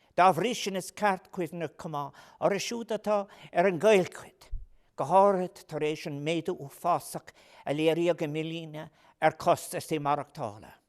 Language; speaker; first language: Irish; non-native, local second language; English